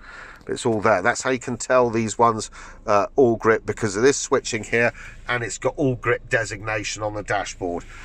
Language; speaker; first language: English; native; English